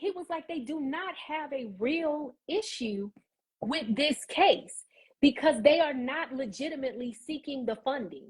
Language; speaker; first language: English; native; English